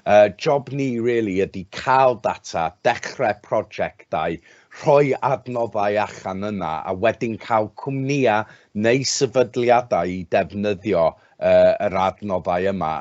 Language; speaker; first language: Welsh; non-native, local second language; English